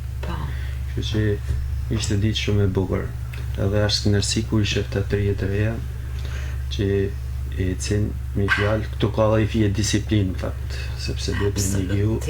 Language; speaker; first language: Albanian; native; Albanian